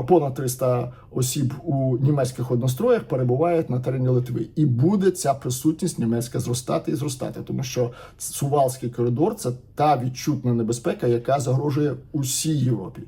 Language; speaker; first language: Ukrainian; native; Ukrainian